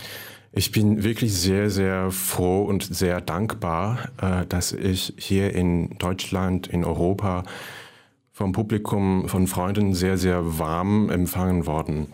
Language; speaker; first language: German; non-native, fluent; Cantonese